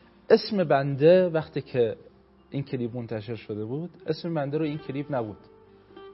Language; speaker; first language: Persian; non-native, fluent; Arabic